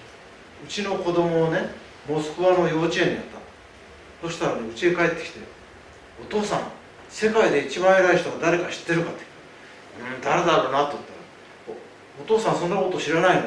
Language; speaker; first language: Japanese; native; Japanese